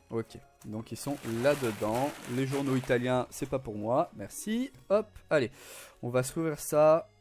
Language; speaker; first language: French; native; French